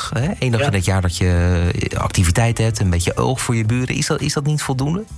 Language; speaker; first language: Dutch; native; Dutch